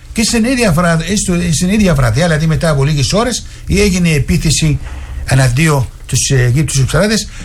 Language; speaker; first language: Greek; non-native, fluent; Arabic